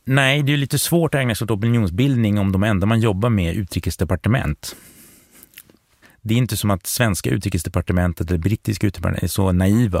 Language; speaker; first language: Swedish; native; Swedish